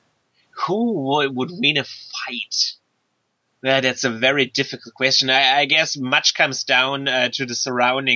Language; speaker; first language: English; non-native, fluent; German